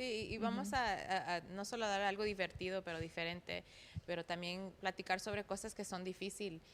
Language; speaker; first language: Spanish; early bilingual, heritage; Spanish